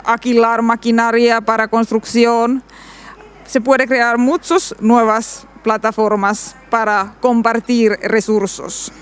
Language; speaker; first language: Spanish; non-native, learner; Finnish